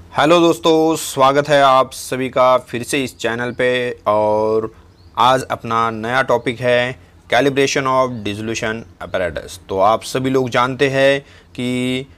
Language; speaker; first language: Hindi; non-native, local second language; Marathi